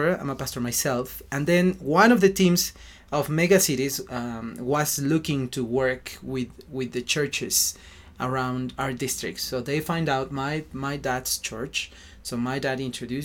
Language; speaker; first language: English; non-native, fluent; Spanish